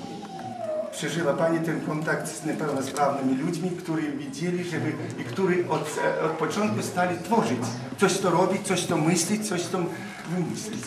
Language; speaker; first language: Polish; early bilingual, heritage; Polish